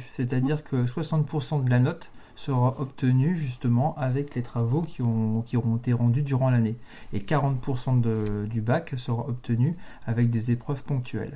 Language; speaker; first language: French; native; French